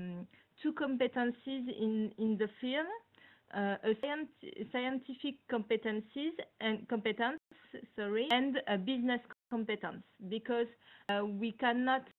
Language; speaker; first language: English; non-native, learner; French